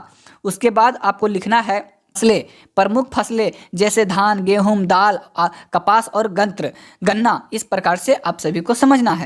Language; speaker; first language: Hindi; native; Hindi